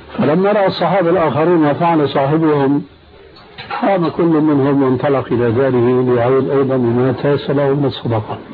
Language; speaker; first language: Arabic; early bilingual, other home language; Albanian